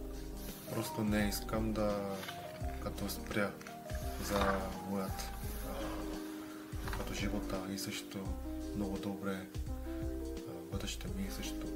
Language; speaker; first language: Bulgarian; non-native, learner; Korean